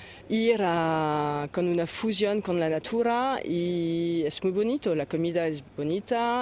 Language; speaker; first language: Spanish; non-native, fluent; French